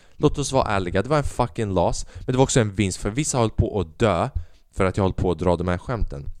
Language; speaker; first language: Swedish; early bilingual, other home language; Albanian